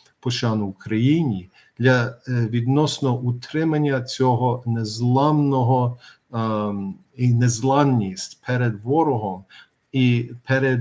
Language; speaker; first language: Ukrainian; early bilingual, heritage; Ukrainian